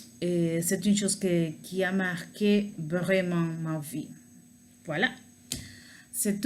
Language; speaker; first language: French; non-native, learner; Spanish